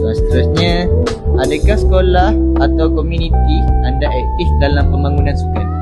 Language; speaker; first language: Malay; native; Malay